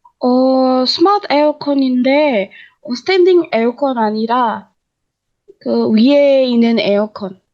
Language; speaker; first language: Korean; non-native, learner; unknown